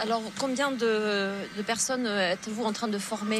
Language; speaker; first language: French; native; French